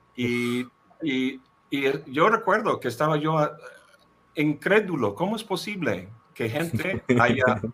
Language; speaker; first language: Spanish; non-native, fluent; English